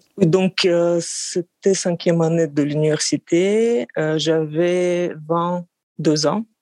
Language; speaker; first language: French; non-native, fluent; Russian